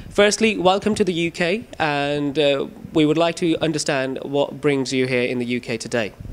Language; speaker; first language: English; non-native, local second language; Urdu